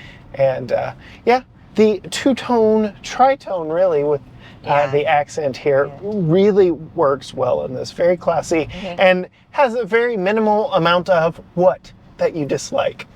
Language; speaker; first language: English; native; English